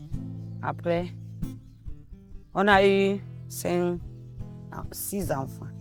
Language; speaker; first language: French; non-native, local second language; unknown